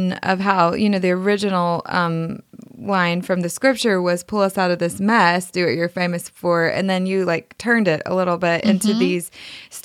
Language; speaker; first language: English; native; English